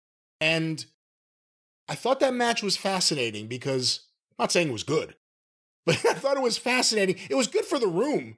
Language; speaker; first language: English; native; English